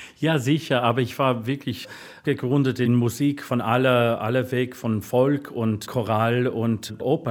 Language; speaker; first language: German; non-native, learner; English